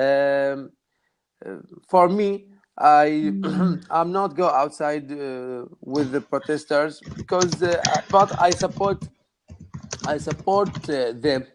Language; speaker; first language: English; non-native, learner; Arabic